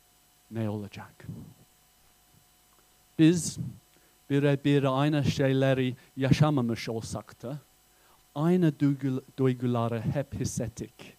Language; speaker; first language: Turkish; non-native, fluent; English